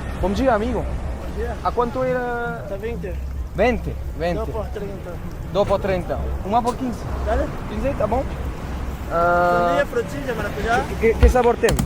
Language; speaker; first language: Portuguese; non-native, learner; French